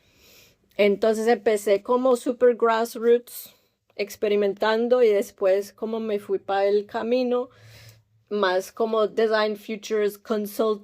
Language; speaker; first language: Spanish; early bilingual, heritage; English